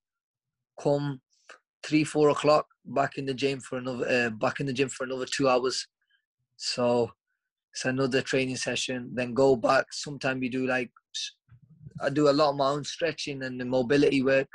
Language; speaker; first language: English; native; English